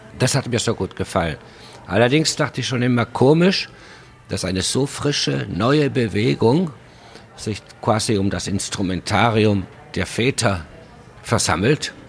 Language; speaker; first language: German; early bilingual, other home language; Spanish